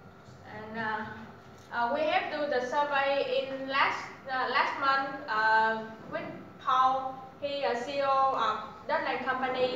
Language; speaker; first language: English; non-native, learner; Vietnamese